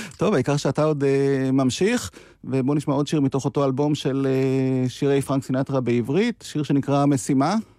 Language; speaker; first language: Hebrew; native; Hebrew